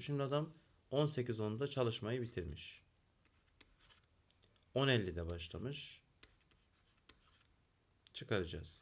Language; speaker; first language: Turkish; native; Turkish